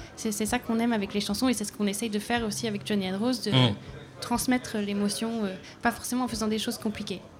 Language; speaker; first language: French; non-native, fluent; English